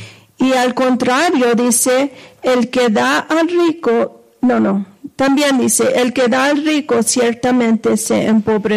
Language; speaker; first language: Spanish; non-native, fluent; English